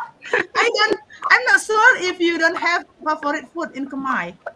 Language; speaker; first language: English; non-native, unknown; Indonesian